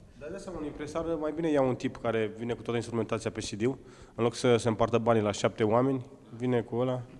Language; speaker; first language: Romanian; native; Romanian